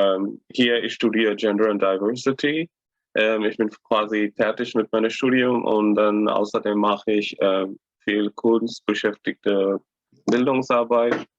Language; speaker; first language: German; non-native, fluent; Tamil